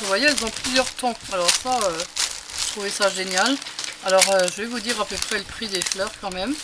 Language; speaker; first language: French; native; French